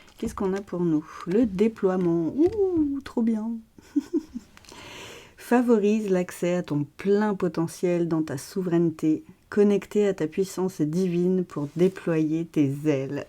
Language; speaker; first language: French; native; French